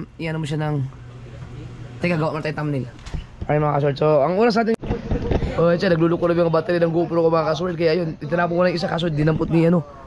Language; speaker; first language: Filipino; non-native, local second language; Cebuano